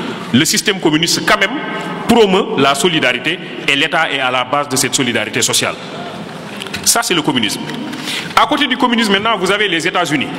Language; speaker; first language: French; non-native, local second language; Wolof